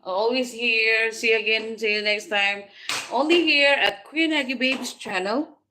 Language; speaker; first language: English; non-native, local second language; Filipino